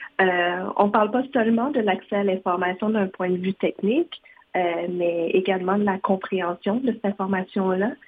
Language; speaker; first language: French; non-native, fluent; Vietnamese